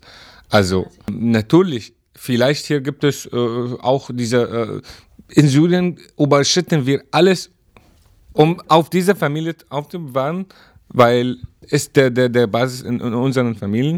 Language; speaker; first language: German; non-native, learner; Arabic